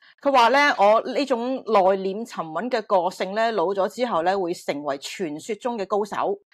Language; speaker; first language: Chinese; non-native, local second language; Cantonese